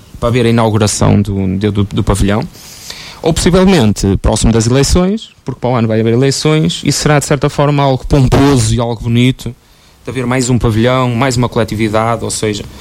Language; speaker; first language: Portuguese; native; Portuguese